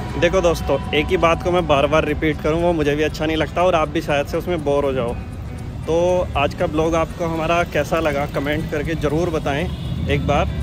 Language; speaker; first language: Hindi; native; Hindi